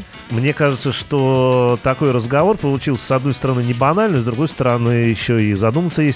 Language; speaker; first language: Russian; native; Russian